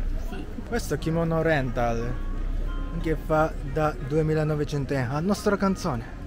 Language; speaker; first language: Italian; non-native, learner; Japanese